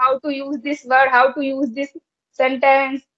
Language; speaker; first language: English; non-native, learner; Hindi